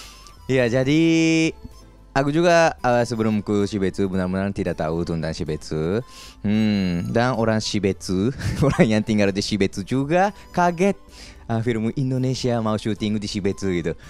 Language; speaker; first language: Indonesian; non-native, fluent; Japanese